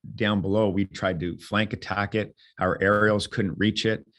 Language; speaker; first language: English; native; English